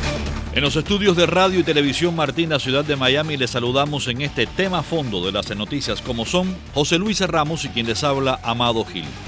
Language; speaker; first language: Spanish; native; Spanish